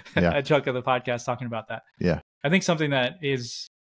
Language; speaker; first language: English; native; English